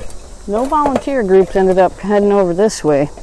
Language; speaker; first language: English; native; English